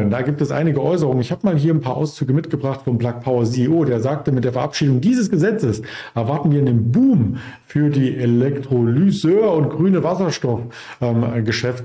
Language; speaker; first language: German; native; German